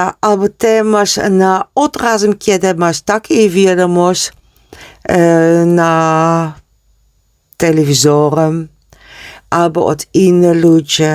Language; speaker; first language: Polish; non-native, learner; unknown